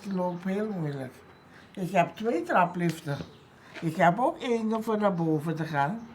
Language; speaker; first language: Dutch; non-native, local second language; Papiamento